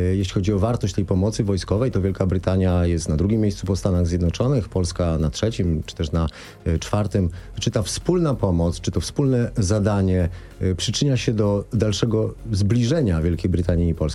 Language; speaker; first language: Polish; native; Polish